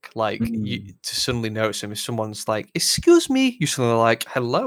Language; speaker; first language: English; native; English